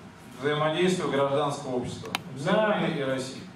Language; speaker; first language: Russian; native; Russian